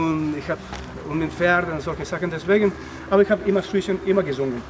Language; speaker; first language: German; non-native, learner; Spanish